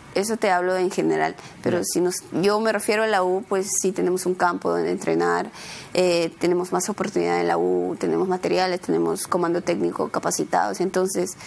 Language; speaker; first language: Spanish; native; Spanish